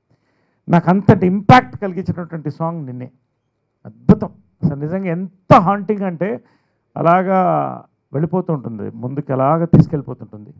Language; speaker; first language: Telugu; native; Telugu